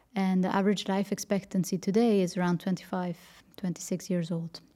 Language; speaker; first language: English; non-native, fluent; Dutch